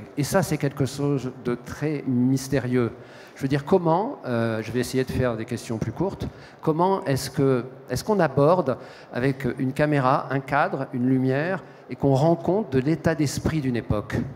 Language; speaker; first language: French; native; French